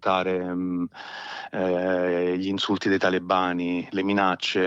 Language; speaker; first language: Italian; native; Italian